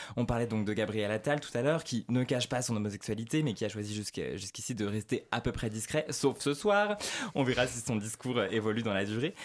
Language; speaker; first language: French; native; French